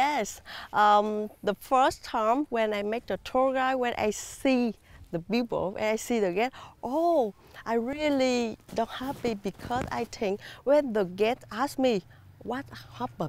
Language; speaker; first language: English; non-native, learner; Vietnamese